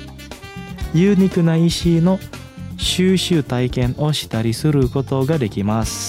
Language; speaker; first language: Japanese; non-native, fluent; Indonesian